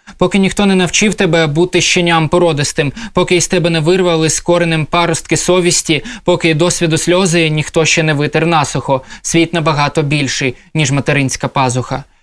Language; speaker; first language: Ukrainian; non-native, local second language; Russian